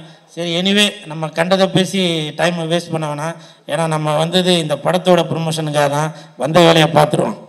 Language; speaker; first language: Tamil; native; Tamil